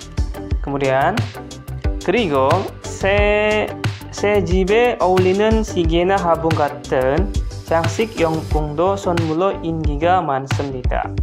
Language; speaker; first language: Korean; non-native, fluent; Indonesian